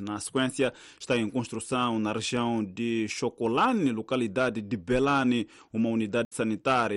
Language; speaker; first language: Portuguese; native; Portuguese